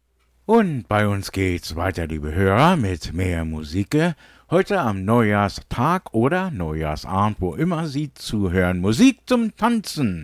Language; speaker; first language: German; early bilingual, heritage; English